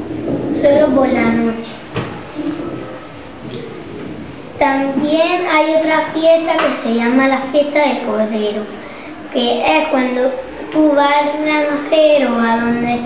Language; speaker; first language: Spanish; early bilingual, other home language; Arabic